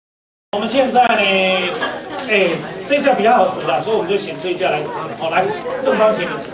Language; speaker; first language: Chinese; native; Chinese